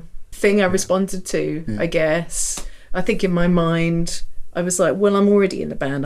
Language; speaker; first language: English; native; English